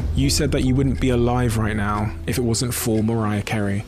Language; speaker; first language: English; native; English